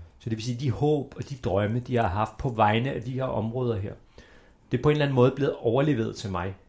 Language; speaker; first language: Danish; early bilingual, other home language; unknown